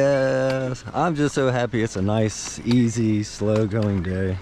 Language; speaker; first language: English; native; English